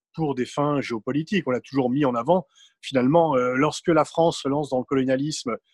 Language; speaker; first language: French; native; French